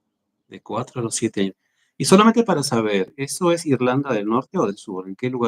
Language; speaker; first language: Spanish; native; Spanish